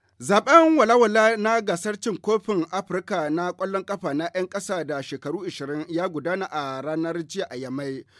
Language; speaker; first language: Hausa; native; Hausa